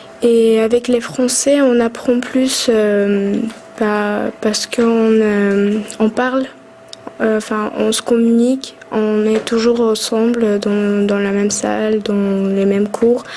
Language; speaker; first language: French; non-native, fluent; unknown